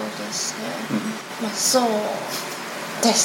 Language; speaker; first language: Japanese; non-native, learner; Chinese